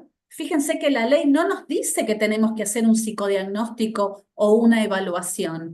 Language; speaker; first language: Spanish; native; Spanish